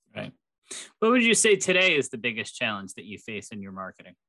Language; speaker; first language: English; native; English